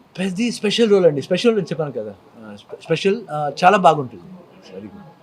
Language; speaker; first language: Telugu; non-native, learner; Kannada